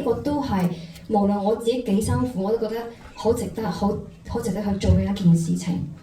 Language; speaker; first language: Cantonese; non-native, fluent; Chinese